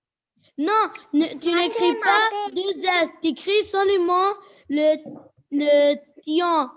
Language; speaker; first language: French; non-native, local second language; Arabic